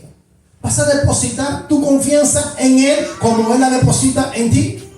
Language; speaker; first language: Spanish; native; Spanish